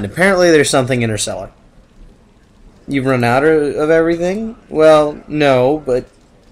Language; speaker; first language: English; native; English